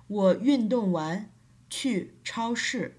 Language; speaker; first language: Chinese; non-native, learner; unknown